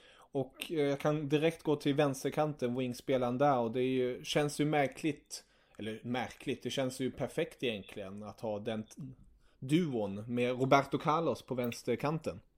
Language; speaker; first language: Swedish; early bilingual, other home language; German